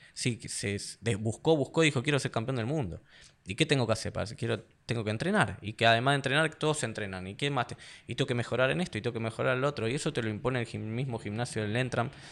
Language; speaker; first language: Spanish; native; Spanish